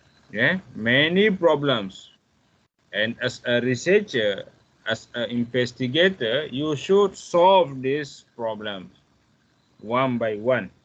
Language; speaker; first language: English; non-native, fluent; Malay